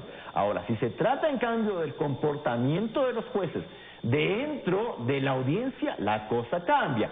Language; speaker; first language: Spanish; native; Spanish